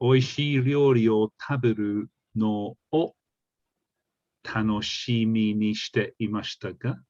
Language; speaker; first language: Japanese; non-native, fluent; English